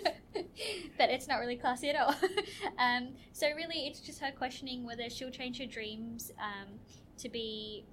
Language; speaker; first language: English; native; English